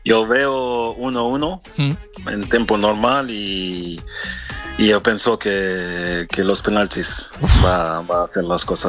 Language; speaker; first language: Spanish; non-native, fluent; French